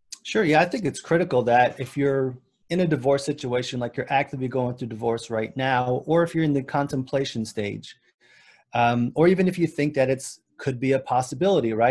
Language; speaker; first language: English; native; English